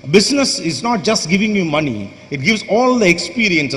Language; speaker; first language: English; non-native, local second language; Tamil